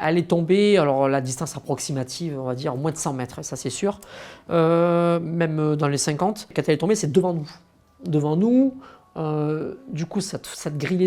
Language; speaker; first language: French; native; French